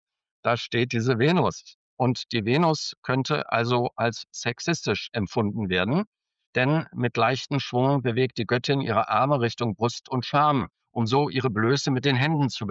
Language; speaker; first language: German; native; German